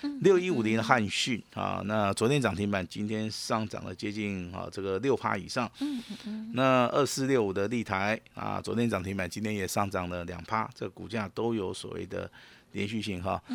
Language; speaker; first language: Chinese; native; Chinese